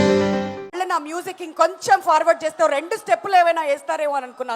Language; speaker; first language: Telugu; native; Telugu